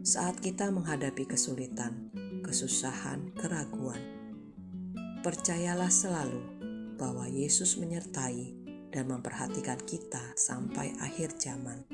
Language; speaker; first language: Indonesian; native; Indonesian